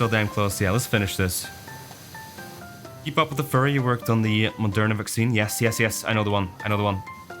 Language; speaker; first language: English; non-native, fluent; Norwegian